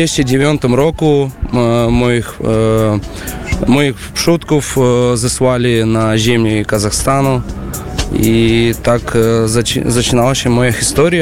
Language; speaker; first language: Polish; non-native, learner; Russian